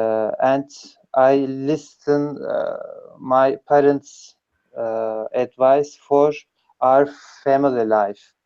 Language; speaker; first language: English; non-native, learner; Turkish